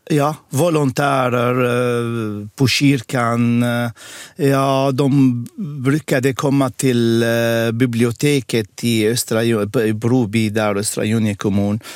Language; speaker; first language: Swedish; non-native, fluent; Arabic